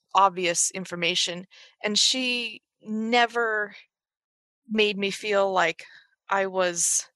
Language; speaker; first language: English; native; English